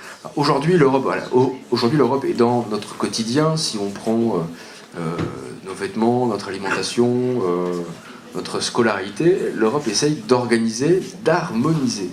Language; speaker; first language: French; native; French